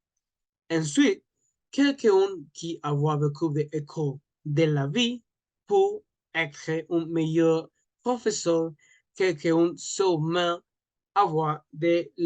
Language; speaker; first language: French; non-native, learner; Spanish